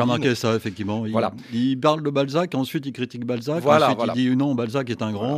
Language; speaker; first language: French; native; French